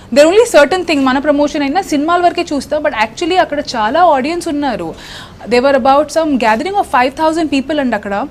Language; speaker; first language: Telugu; non-native, local second language; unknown